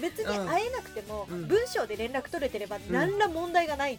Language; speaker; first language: Japanese; native; Japanese